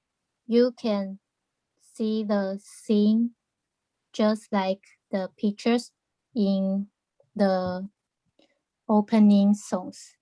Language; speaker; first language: English; non-native, learner; Chinese